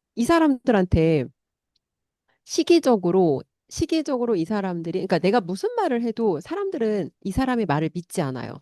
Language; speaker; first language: Korean; native; Korean